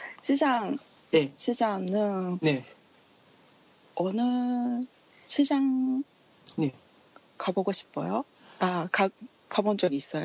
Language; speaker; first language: Korean; non-native, learner; Japanese